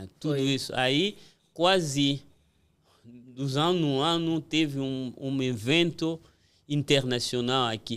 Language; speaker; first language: Portuguese; non-native, fluent; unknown